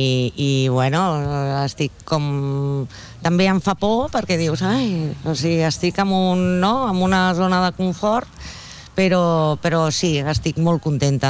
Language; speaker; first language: Catalan; non-native, local second language; Spanish